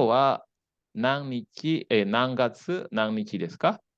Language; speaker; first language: Japanese; non-native, fluent; Indonesian